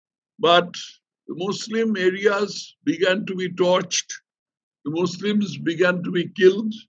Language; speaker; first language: English; non-native, local second language; Bangla